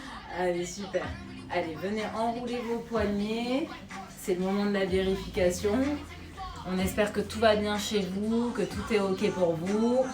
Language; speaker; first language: French; native; French